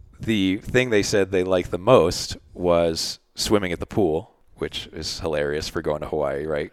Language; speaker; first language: English; native; English